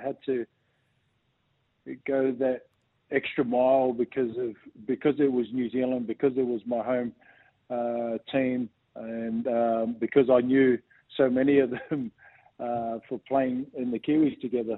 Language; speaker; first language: English; native; English